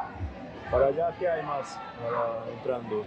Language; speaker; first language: Spanish; non-native, learner; Portuguese